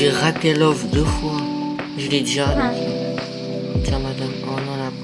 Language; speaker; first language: French; native; French